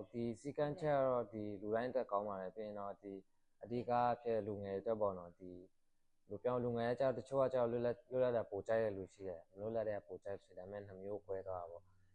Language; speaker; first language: Burmese; non-native, local second language; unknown